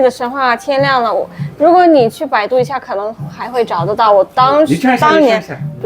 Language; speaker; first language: Chinese; non-native, fluent; Portuguese